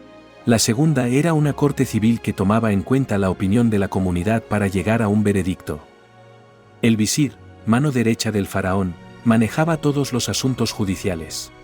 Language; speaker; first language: Spanish; native; Spanish